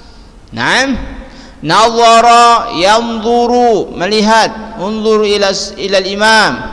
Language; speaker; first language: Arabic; non-native, fluent; Indonesian